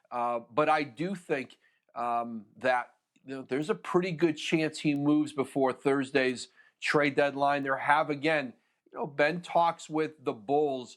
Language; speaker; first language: English; native; English